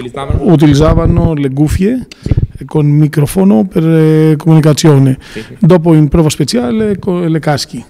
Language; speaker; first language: Italian; non-native, learner; Greek